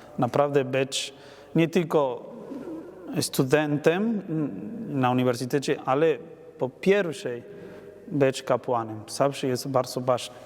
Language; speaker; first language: Polish; non-native, learner; Spanish